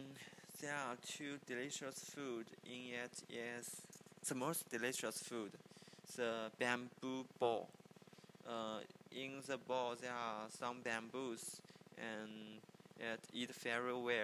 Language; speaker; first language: English; non-native, learner; Chinese